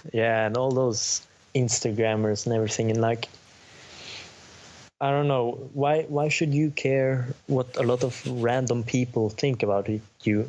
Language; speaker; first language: English; non-native, fluent; Norwegian